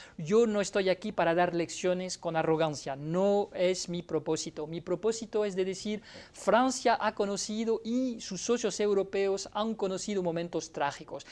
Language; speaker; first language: Spanish; non-native, fluent; French